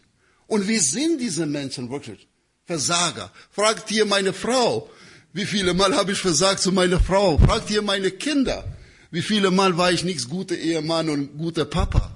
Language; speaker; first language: German; non-native, learner; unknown